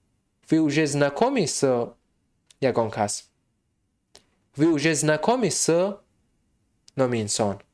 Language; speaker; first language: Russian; non-native, fluent; Tajik